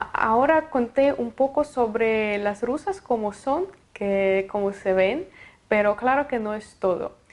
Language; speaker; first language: Spanish; non-native, fluent; Russian